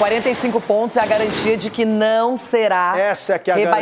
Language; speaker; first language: Portuguese; native; Portuguese